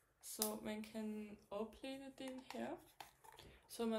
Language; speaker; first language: Danish; non-native, learner; German